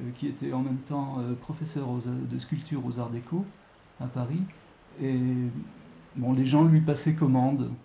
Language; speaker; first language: French; native; French